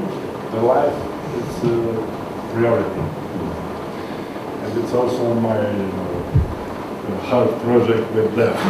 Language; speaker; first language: English; non-native, learner; Romanian